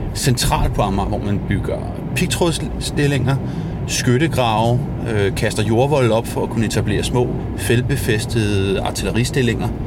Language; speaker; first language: Danish; native; Danish